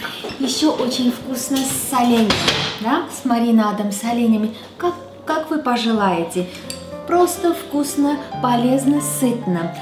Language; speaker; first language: Russian; non-native, fluent; Armenian